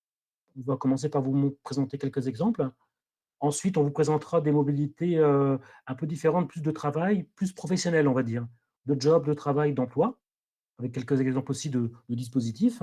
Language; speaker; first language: French; native; French